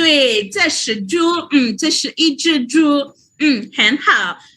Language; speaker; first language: Chinese; non-native, fluent; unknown